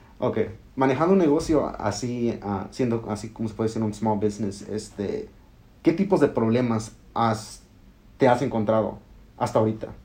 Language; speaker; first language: Spanish; early bilingual, heritage; Spanish